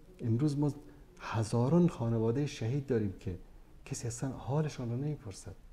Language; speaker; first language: Persian; native; Persian